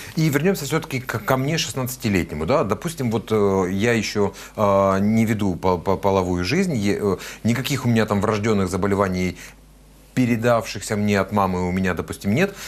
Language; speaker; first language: Russian; native; Russian